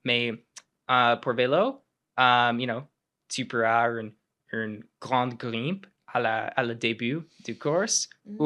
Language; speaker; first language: French; non-native, local second language; English